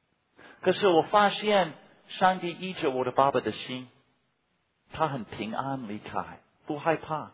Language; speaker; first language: Chinese; non-native, fluent; English